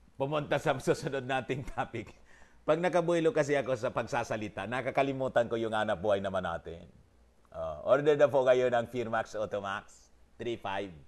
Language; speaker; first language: Filipino; non-native, local second language; Bikol